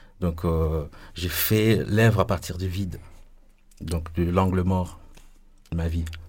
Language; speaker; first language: French; non-native, local second language; Lingala